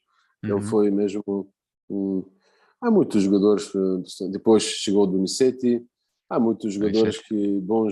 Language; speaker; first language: Portuguese; non-native, fluent; Bulgarian